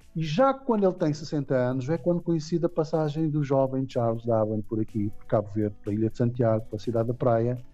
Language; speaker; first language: Portuguese; non-native, local second language; Kabuverdianu